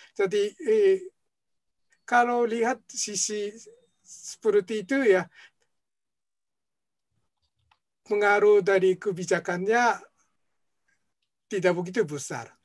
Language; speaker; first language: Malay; non-native, fluent; Japanese